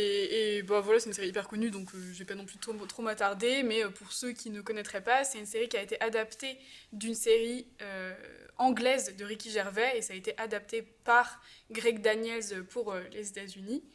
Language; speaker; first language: French; native; French